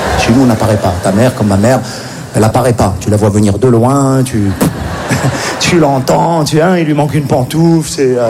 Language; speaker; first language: French; native; French